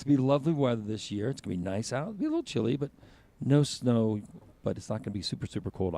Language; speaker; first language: English; native; English